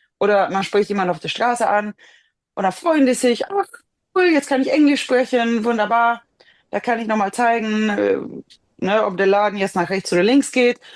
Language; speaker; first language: German; non-native, fluent; Swedish